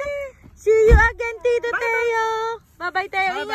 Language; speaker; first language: Filipino; native; Filipino